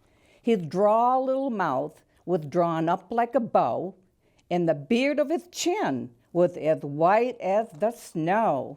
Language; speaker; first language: English; native; English